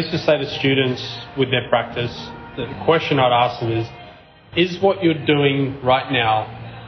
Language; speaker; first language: English; native; English